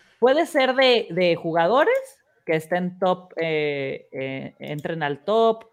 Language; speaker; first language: Spanish; early bilingual, heritage; Spanish